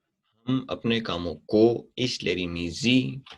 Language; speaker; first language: Turkish; non-native, fluent; Urdu